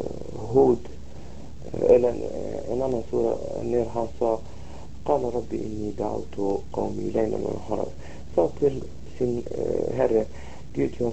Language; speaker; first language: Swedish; non-native, fluent; Arabic